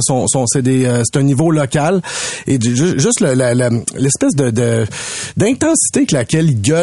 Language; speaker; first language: French; native; French